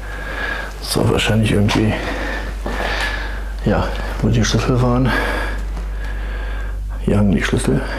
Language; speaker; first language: German; native; German